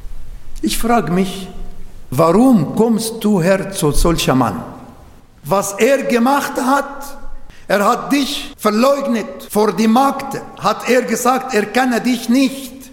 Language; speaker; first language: German; non-native, learner; Arabic